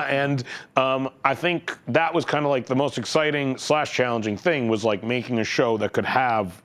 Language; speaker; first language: English; native; English